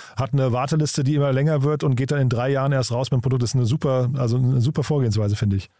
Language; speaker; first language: German; native; German